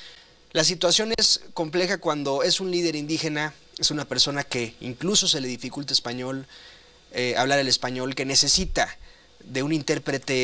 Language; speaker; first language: Spanish; native; Spanish